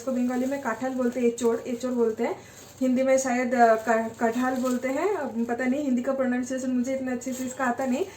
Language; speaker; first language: Hindi; non-native, local second language; Bangla